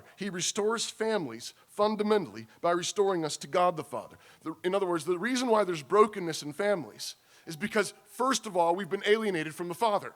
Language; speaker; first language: English; native; English